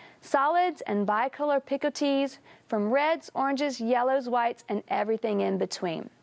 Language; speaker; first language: English; native; English